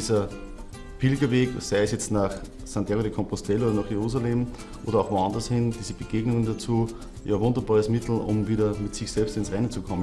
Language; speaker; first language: German; native; German